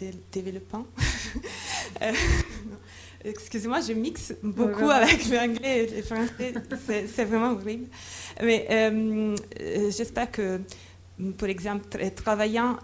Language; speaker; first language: French; non-native, fluent; Italian